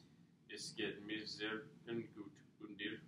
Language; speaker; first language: German; non-native, learner; English